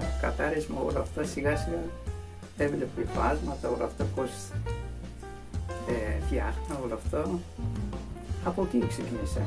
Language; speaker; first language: Greek; non-native, learner; Persian